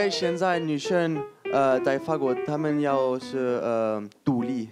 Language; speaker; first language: Chinese; non-native, learner; French